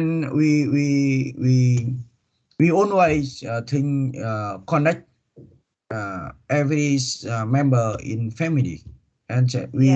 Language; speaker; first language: English; non-native, learner; Vietnamese